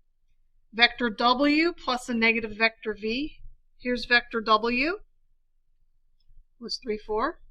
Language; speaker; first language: English; native; English